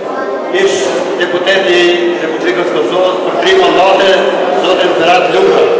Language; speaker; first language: Albanian; native; Albanian